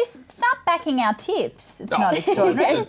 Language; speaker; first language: English; native; English